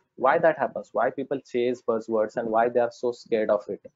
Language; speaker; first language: English; non-native, local second language; Marathi